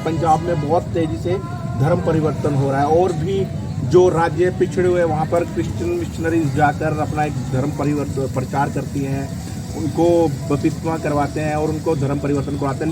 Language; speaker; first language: Hindi; native; Hindi